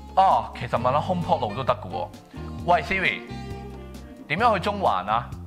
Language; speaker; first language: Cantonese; native; Cantonese